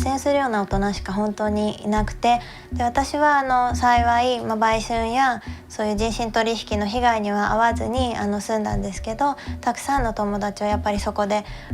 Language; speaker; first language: Japanese; native; Japanese